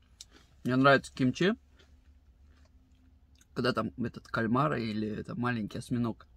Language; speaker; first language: Russian; native; Russian